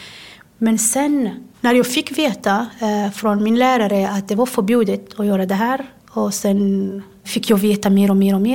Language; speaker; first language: Swedish; non-native, fluent; Somali